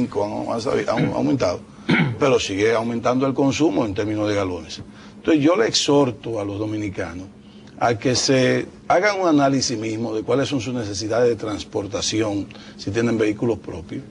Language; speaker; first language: Spanish; native; Spanish